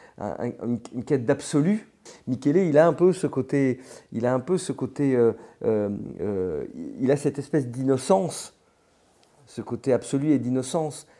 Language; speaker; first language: French; native; French